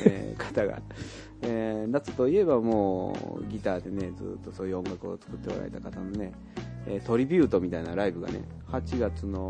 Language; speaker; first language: Japanese; native; Japanese